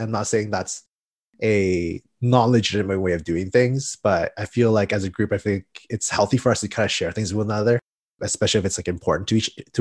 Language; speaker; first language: English; native; English